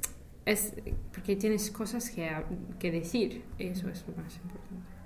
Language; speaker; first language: Spanish; non-native, fluent; English